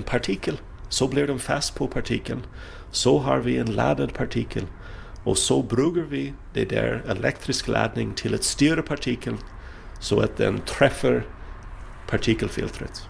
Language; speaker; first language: Swedish; non-native, fluent; English